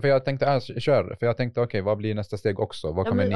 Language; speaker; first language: Swedish; non-native, fluent; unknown